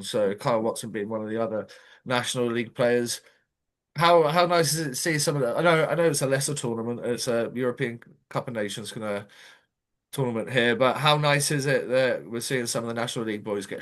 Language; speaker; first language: English; native; English